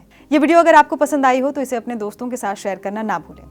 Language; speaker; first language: Hindi; native; Hindi